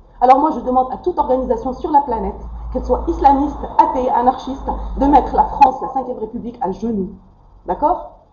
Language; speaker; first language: French; non-native, local second language; Arabic